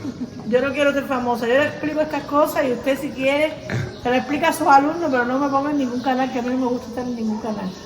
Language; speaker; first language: Spanish; native; Spanish